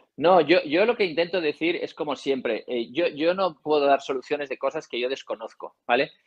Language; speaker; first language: Spanish; native; Spanish